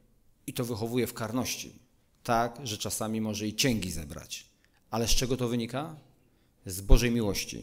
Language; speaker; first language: Polish; native; Polish